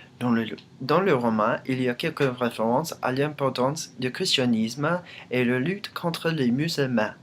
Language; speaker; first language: French; non-native, learner; English